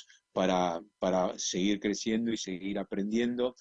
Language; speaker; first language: Spanish; native; Spanish